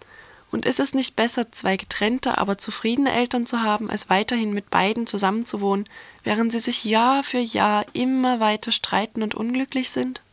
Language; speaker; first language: German; native; German